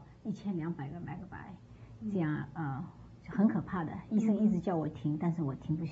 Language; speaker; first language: Chinese; native; Chinese